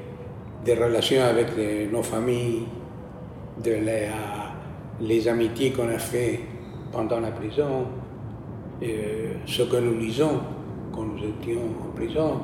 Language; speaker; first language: French; non-native, fluent; Spanish